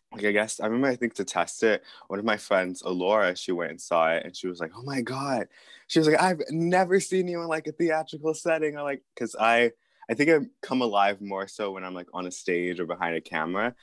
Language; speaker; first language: English; native; English